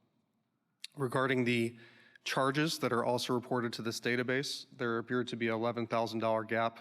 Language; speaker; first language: English; native; English